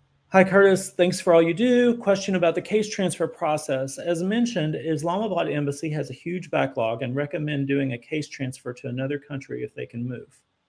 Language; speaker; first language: English; native; English